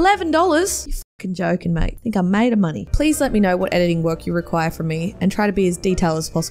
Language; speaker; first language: English; native; English